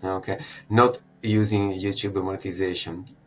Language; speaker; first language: English; non-native, fluent; Italian